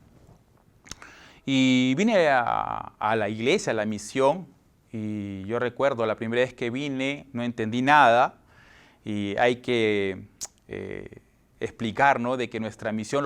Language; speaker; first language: Spanish; native; Spanish